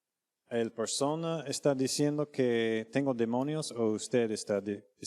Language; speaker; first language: Spanish; non-native, fluent; English